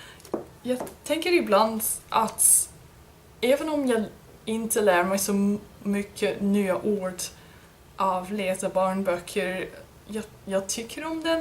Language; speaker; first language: Swedish; non-native, learner; English